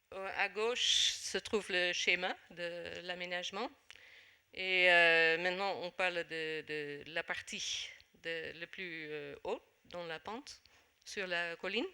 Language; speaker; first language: French; non-native, fluent; Dutch